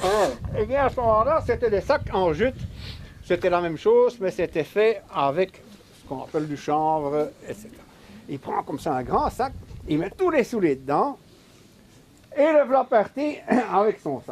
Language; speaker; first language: French; native; French